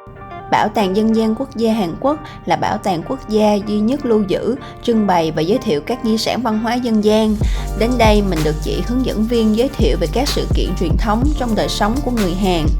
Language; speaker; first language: Vietnamese; native; Vietnamese